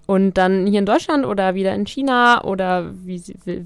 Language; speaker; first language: German; native; German